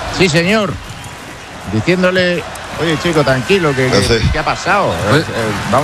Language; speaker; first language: Spanish; native; Spanish